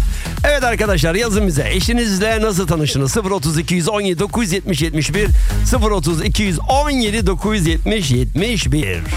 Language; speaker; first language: Turkish; early bilingual, other home language; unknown